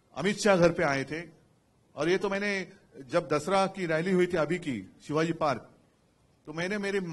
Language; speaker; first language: Hindi; non-native, local second language; Marathi